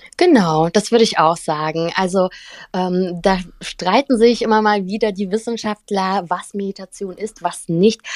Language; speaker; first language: German; early bilingual, other home language; Russian